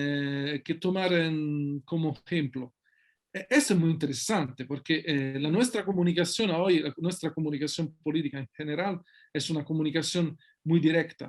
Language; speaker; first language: Spanish; non-native, fluent; Italian